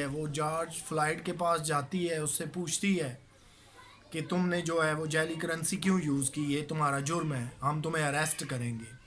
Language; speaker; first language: Urdu; native; Urdu